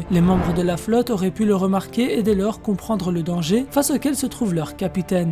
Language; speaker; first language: French; native; French